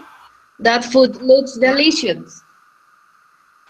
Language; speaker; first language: English; non-native, learner; Spanish